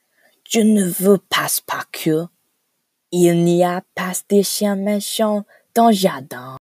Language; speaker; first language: French; non-native, learner; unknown